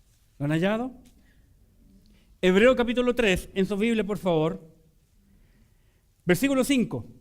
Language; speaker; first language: Spanish; native; Spanish